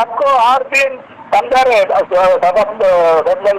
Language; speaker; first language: Hindi; non-native, local second language; Malayalam